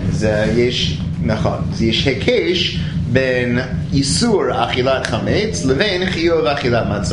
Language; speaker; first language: Hebrew; non-native, fluent; English